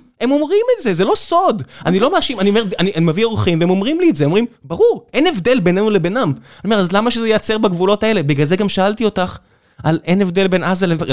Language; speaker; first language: Hebrew; native; Hebrew